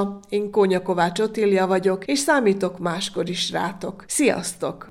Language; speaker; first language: Hungarian; native; Hungarian